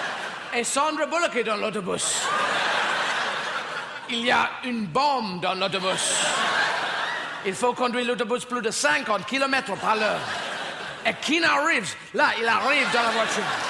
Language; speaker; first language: French; non-native, learner; English